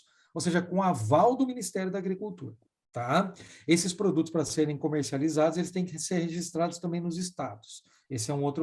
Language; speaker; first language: Portuguese; native; Portuguese